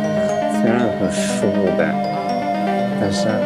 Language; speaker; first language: Chinese; non-native, fluent; English